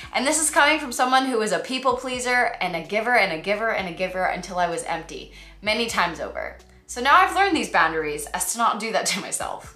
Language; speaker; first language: English; native; English